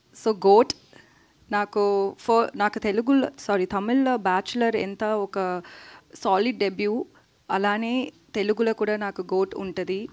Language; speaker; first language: Telugu; non-native, learner; Tamil